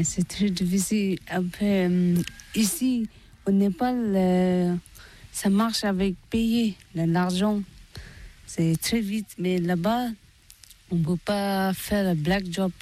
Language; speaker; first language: French; non-native, learner; Tibetan